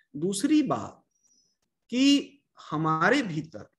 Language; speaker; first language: Hindi; non-native, local second language; Bhojpuri